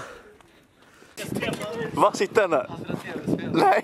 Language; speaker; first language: Swedish; native; Swedish